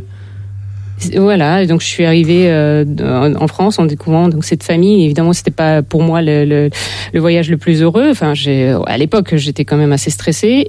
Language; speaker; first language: French; non-native, fluent; Russian